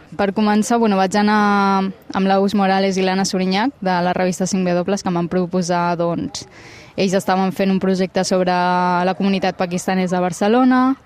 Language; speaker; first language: Catalan; early bilingual, other home language; Punjabi